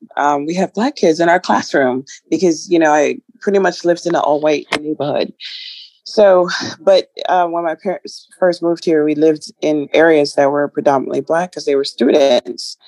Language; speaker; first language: English; early bilingual, other home language; Ibibio